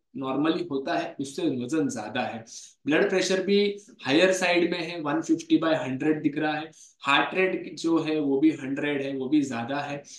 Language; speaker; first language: Hindi; non-native, local second language; Marathi